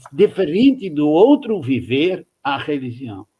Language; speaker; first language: Portuguese; non-native, fluent; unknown